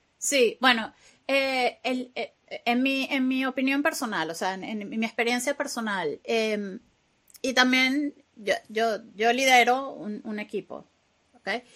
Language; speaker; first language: Spanish; native; Spanish